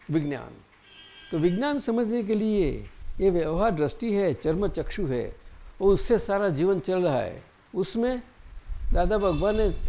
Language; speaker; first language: Hindi; non-native, local second language; Gujarati